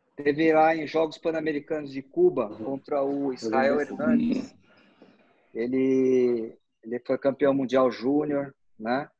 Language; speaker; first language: Portuguese; native; Portuguese